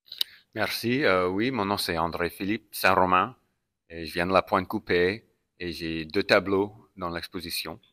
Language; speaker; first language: French; non-native, local second language; English